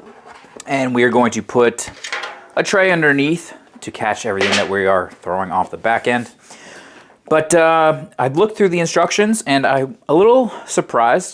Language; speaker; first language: English; native; English